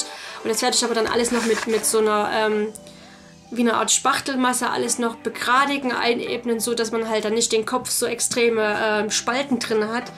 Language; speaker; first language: German; native; German